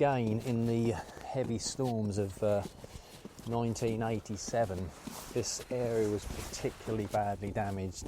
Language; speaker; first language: English; native; English